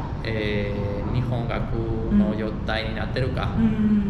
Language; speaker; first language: Japanese; non-native, fluent; Spanish